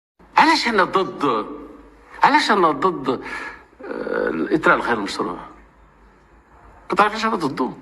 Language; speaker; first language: Arabic; native; Arabic